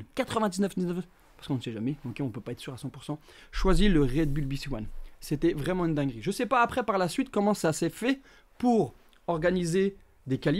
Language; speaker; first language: French; native; French